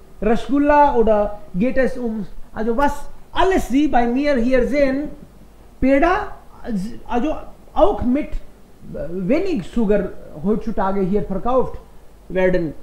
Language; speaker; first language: German; non-native, fluent; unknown